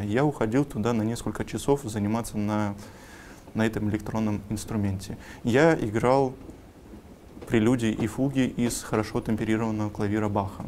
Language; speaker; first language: Russian; native; Russian